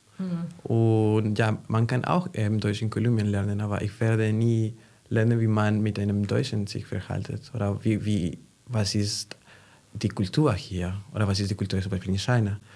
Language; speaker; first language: German; non-native, fluent; Spanish